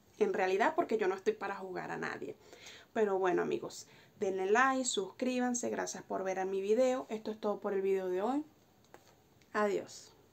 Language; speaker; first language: Spanish; native; Spanish